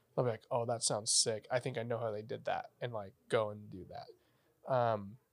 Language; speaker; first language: English; native; English